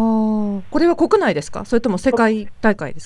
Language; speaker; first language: Japanese; native; Japanese